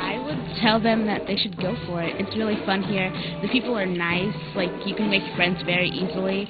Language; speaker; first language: English; native; English